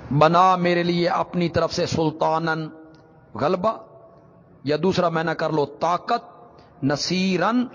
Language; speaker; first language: Urdu; non-native, local second language; Punjabi